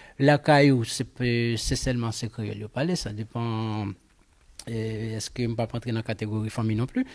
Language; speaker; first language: Haitian Creole; non-native, fluent; Spanish